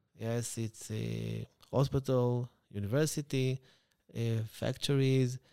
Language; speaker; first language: English; non-native, learner; Hebrew